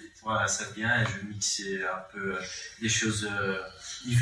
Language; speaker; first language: French; non-native, fluent; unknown